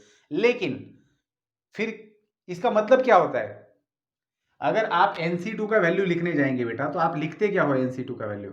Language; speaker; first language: Hindi; native; Hindi